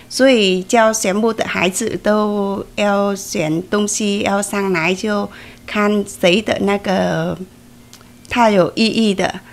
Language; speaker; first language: Chinese; non-native, fluent; Vietnamese